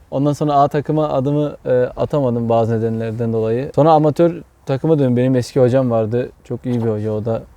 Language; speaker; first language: Turkish; early bilingual, heritage; Turkish